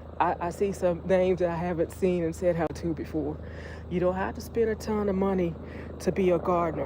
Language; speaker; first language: English; native; English